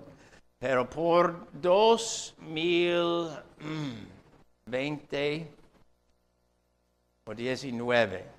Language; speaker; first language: Spanish; non-native, fluent; English